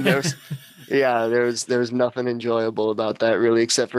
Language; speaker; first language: English; native; English